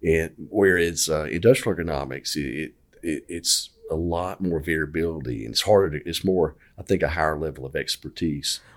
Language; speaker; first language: English; native; English